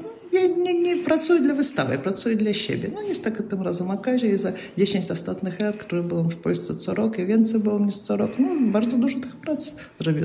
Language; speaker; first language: Polish; non-native, local second language; Russian